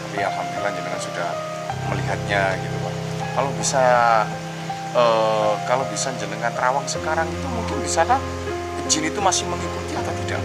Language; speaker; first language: Indonesian; native; Indonesian